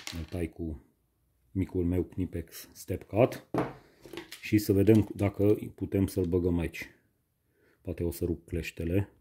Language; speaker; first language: Romanian; non-native, local second language; Hungarian